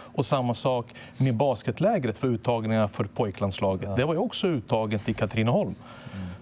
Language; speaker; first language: Swedish; early bilingual, other home language; Serbian